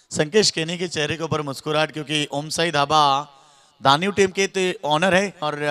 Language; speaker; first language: Hindi; non-native, local second language; Marathi